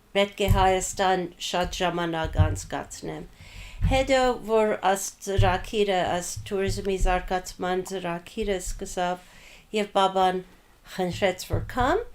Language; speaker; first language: Armenian; early bilingual, heritage; Armenian